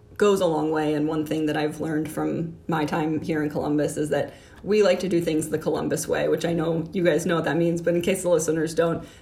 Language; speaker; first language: English; native; English